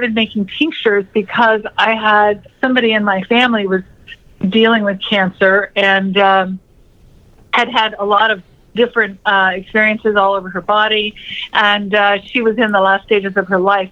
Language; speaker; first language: English; native; English